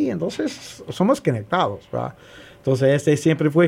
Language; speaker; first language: Spanish; non-native, learner; English